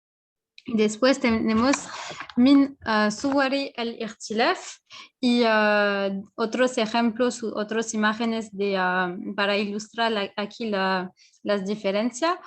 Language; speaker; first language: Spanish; non-native, fluent; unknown